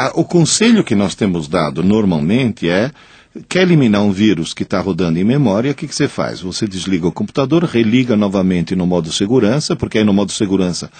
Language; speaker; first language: Portuguese; non-native, fluent; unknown